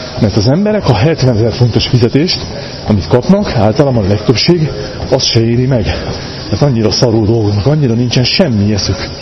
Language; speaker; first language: Hungarian; native; Hungarian